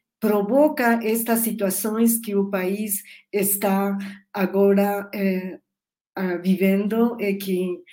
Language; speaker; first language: Portuguese; non-native, learner; Spanish